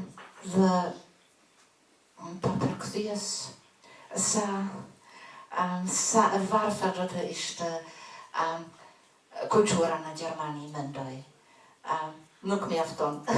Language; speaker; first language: Albanian; non-native, fluent; German